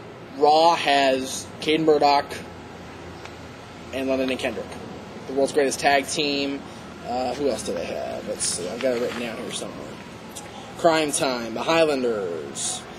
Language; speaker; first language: English; native; English